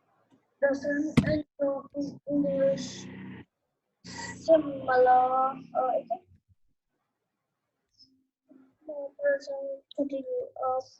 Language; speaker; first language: English; non-native, learner; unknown